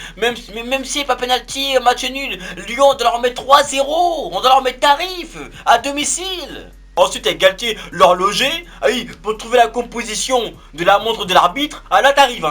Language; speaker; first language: French; native; French